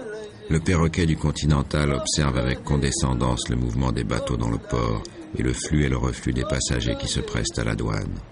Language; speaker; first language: French; native; French